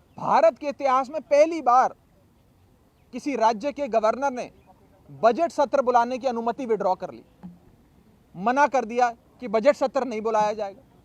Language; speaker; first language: Hindi; native; Hindi